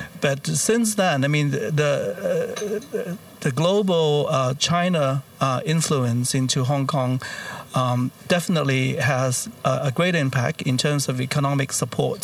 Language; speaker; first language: English; non-native, local second language; Cantonese